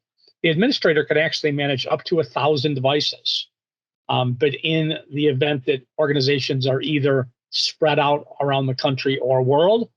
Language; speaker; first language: English; native; English